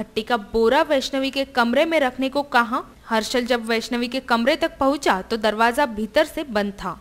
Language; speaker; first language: Hindi; non-native, local second language; Marathi